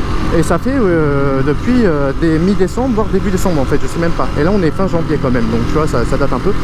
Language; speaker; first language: French; native; French